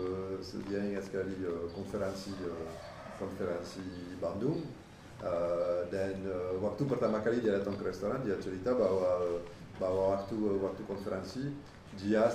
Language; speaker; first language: Indonesian; non-native, fluent; French